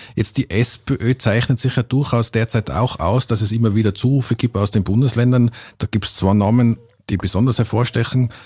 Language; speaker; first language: German; native; German